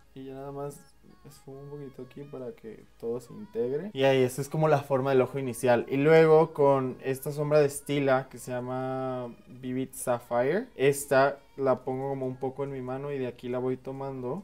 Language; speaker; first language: Spanish; native; Spanish